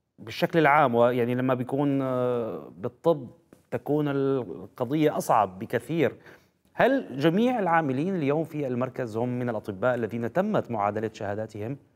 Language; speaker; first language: Arabic; native; Arabic